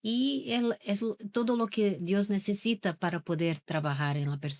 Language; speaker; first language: Spanish; non-native, learner; Portuguese